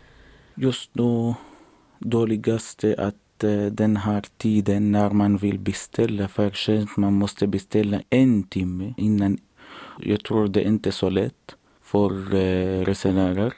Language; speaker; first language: Swedish; non-native, learner; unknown